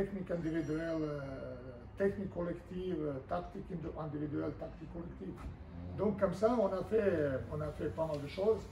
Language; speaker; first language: French; non-native, fluent; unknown